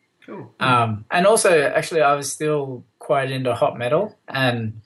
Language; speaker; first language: English; native; English